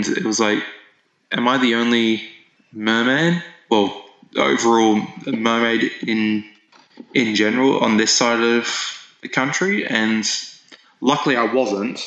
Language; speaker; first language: English; native; English